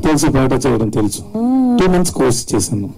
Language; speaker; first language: Telugu; non-native, learner; Tamil